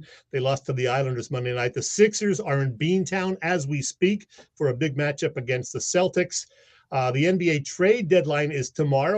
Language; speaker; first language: English; native; English